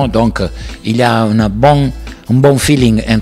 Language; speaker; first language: French; non-native, learner; Italian